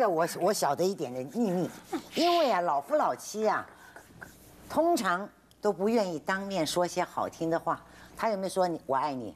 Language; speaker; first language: Chinese; native; Chinese